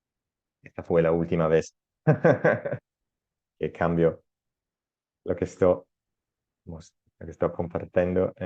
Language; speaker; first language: Spanish; non-native, learner; Italian